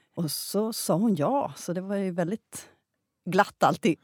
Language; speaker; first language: Swedish; non-native, fluent; Persian